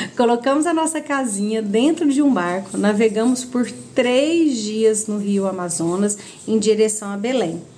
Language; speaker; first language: Portuguese; native; Portuguese